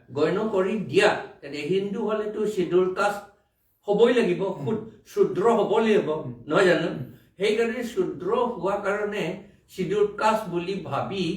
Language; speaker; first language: Assamese; non-native, local second language; Karbi